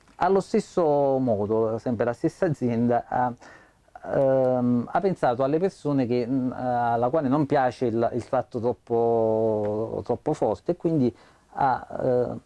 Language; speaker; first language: Italian; native; Italian